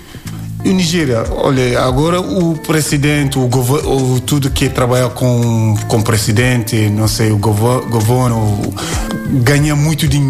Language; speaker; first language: Portuguese; non-native, learner; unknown